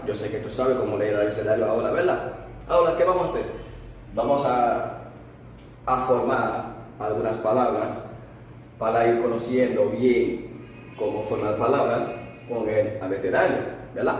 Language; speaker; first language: Spanish; non-native, fluent; Haitian Creole